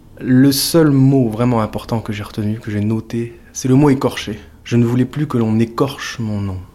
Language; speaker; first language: French; native; French